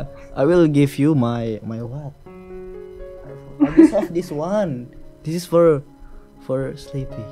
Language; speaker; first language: English; non-native, learner; Indonesian